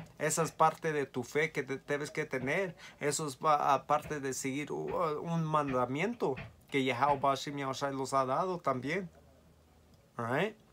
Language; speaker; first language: Spanish; early bilingual, heritage; Spanish